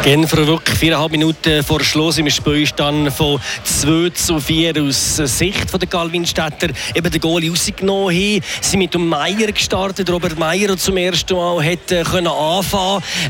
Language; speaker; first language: German; native; German